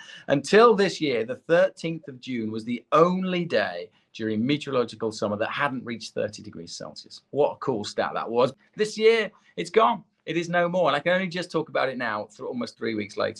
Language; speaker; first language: English; native; English